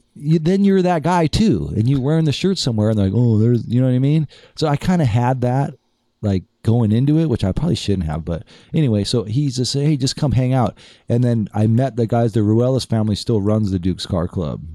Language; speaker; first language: English; native; English